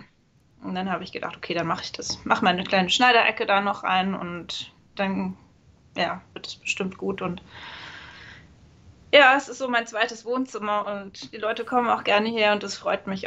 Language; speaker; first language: German; native; German